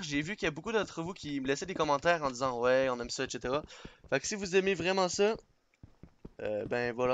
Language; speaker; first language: French; native; French